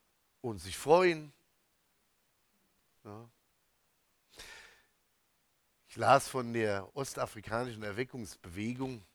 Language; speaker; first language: German; native; German